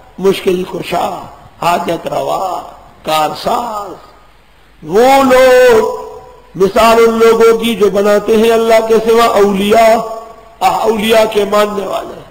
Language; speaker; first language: Urdu; non-native, local second language; Pashto